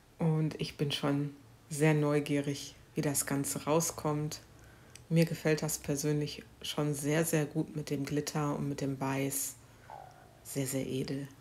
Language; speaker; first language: German; native; German